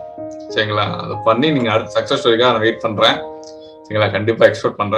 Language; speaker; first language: Tamil; native; Tamil